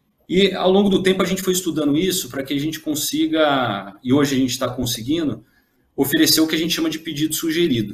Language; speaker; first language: Portuguese; native; Portuguese